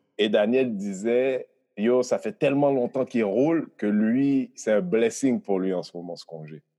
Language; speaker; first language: French; early bilingual, other home language; Haitian Creole